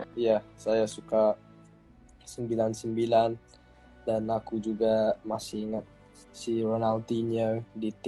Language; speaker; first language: Indonesian; early bilingual, heritage; English